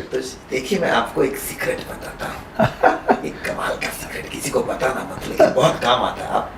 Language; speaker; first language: Hindi; non-native, local second language; Bangla